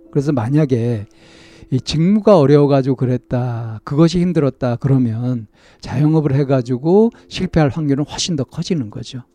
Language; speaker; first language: Korean; native; Korean